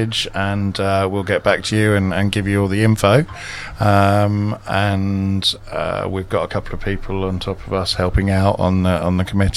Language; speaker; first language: English; native; English